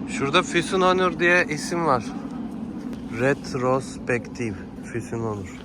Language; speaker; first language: Turkish; native; Turkish